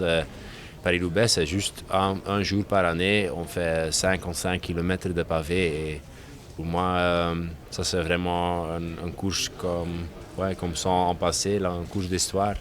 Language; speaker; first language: French; non-native, learner; Dutch